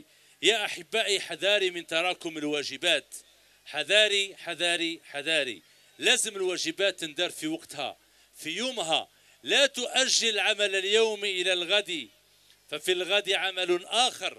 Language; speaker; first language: Arabic; native; Arabic